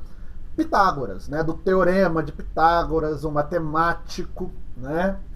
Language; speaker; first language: Portuguese; native; Portuguese